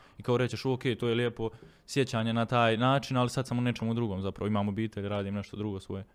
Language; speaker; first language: Croatian; native; Croatian